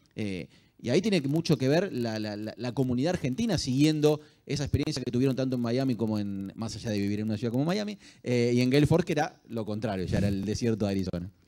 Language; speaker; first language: Spanish; native; Spanish